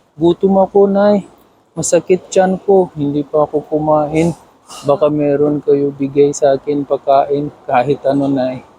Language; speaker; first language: Filipino; non-native, learner; Urdu